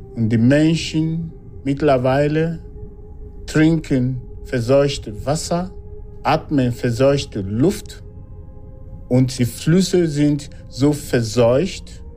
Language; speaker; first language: German; non-native, fluent; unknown